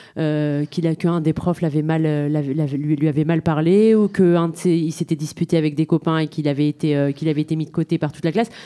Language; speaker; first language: French; native; French